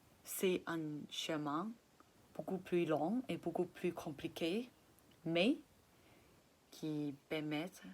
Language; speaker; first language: French; non-native, fluent; Chinese